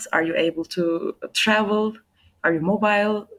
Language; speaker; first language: English; non-native, fluent; Turkish